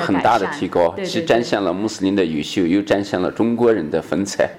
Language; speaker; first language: Chinese; native; Chinese